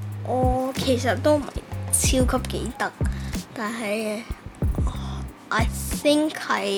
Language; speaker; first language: Cantonese; early bilingual, heritage; Cantonese